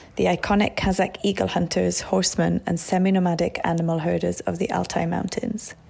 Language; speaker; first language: English; native; English